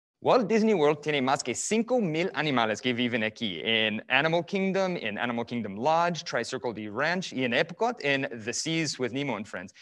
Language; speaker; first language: Spanish; non-native, fluent; English